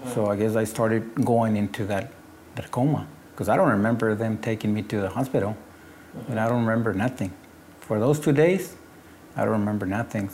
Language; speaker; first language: English; non-native, fluent; Spanish